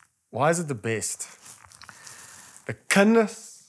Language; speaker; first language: English; non-native, local second language; Afrikaans